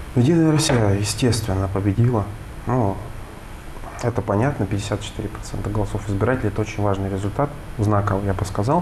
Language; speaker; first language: Russian; native; Russian